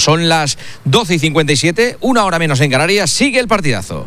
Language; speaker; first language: Spanish; native; Spanish